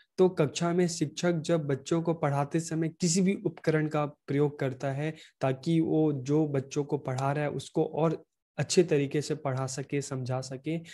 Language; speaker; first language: Hindi; native; Hindi